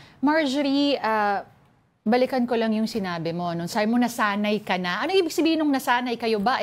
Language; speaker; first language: Filipino; native; Filipino